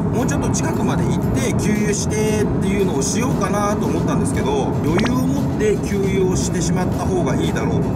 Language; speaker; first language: Japanese; native; Japanese